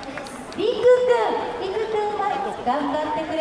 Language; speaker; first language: Japanese; native; Japanese